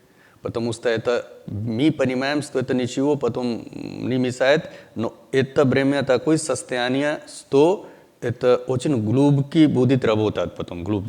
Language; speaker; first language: Russian; non-native, learner; Hindi